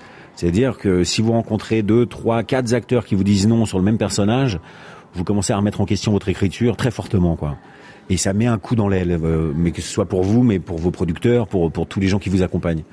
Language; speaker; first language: French; native; French